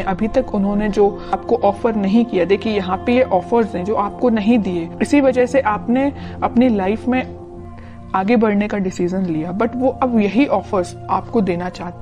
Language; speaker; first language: Hindi; native; Hindi